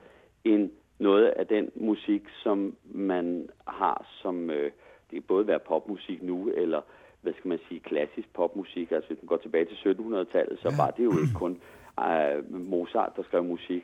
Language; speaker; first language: Danish; native; Danish